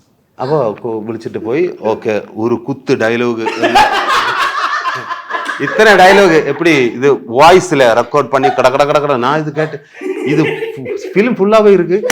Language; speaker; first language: Tamil; non-native, learner; Malayalam